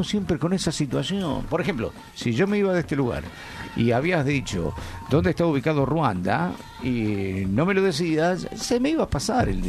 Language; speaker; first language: Spanish; native; Spanish